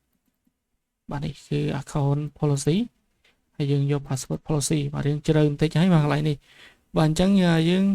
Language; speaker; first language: Khmer; native; Khmer